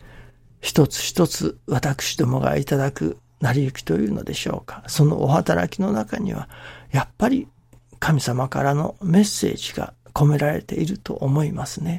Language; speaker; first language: Japanese; native; Japanese